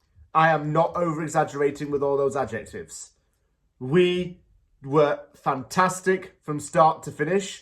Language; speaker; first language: English; native; English